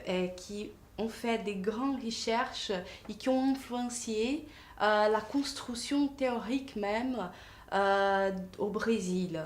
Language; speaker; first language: French; non-native, fluent; Portuguese